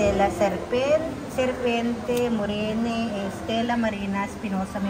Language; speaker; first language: Italian; non-native, learner; Filipino